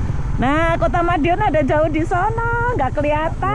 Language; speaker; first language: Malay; non-native, local second language; Javanese